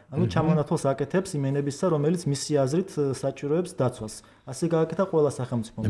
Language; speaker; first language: Georgian; non-native, local second language; Kurdish